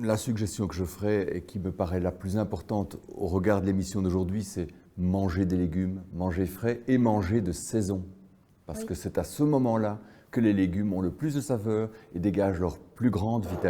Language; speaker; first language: French; native; French